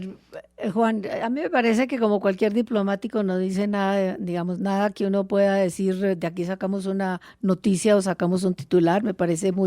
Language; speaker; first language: Spanish; native; Spanish